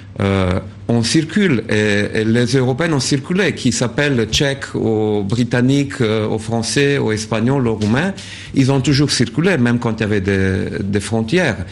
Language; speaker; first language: French; non-native, fluent; Romanian